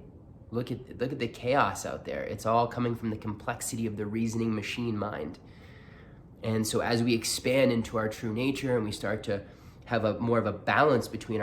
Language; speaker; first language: English; native; English